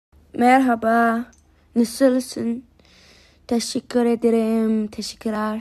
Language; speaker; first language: Turkish; non-native, learner; English